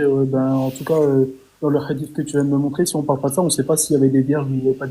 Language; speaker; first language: French; native; French